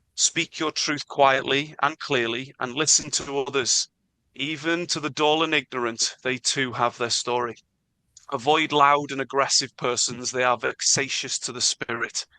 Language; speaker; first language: English; non-native, local second language; Welsh